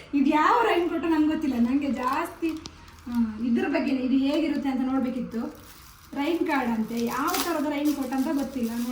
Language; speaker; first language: Kannada; non-native, local second language; Tulu